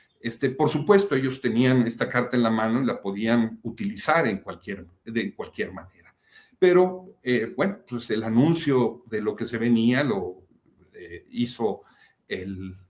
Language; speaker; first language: Spanish; native; Spanish